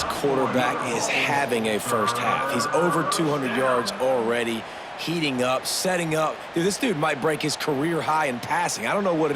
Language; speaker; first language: English; native; English